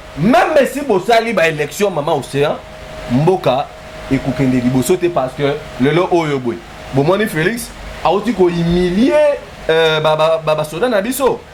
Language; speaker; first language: Lingala; native; Lingala